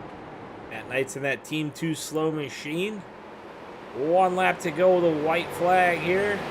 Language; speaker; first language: English; native; English